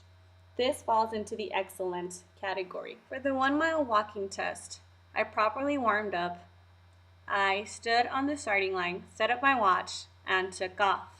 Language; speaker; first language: English; native; English